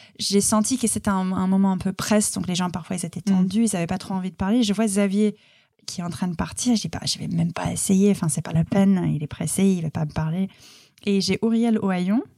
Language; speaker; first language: French; non-native, fluent; English